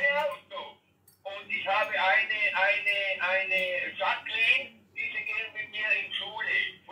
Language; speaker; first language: German; non-native, learner; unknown